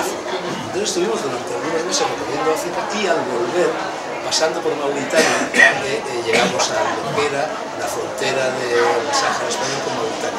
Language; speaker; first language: Spanish; native; Spanish